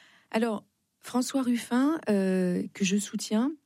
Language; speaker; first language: French; native; French